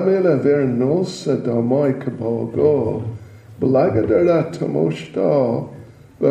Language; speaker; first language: Russian; non-native, learner; English